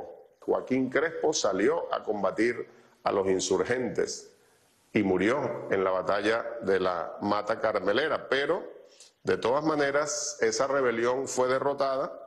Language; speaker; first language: Spanish; native; Spanish